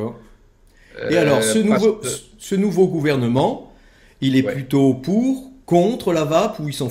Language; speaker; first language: French; native; French